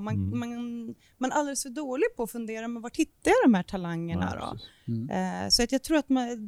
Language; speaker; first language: Swedish; native; Swedish